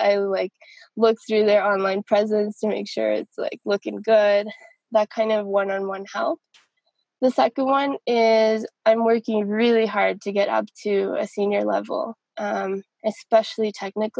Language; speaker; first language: English; native; English